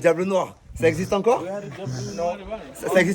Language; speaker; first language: French; native; French